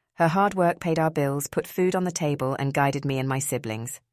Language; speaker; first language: English; early bilingual, other home language; Spanish